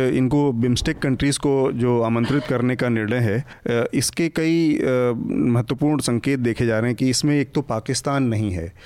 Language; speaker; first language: Hindi; native; Hindi